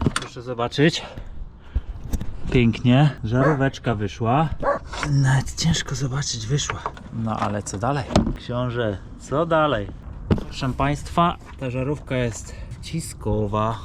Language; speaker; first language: Polish; native; Polish